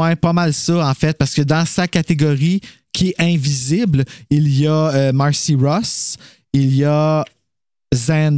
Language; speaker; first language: French; native; French